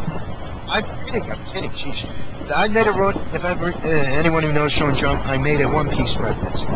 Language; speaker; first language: English; native; English